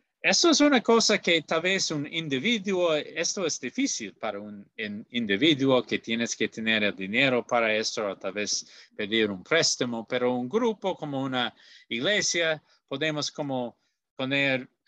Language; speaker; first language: Spanish; non-native, learner; English